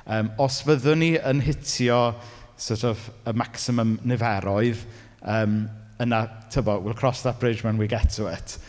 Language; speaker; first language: Welsh; native; Welsh